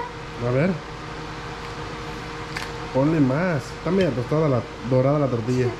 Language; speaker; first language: Spanish; native; Spanish